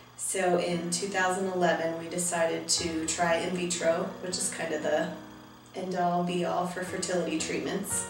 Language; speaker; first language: English; native; English